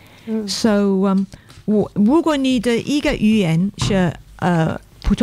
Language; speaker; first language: Chinese; non-native, learner; English